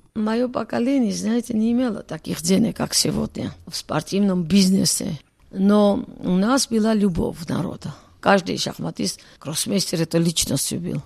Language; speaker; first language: Russian; non-native, local second language; Georgian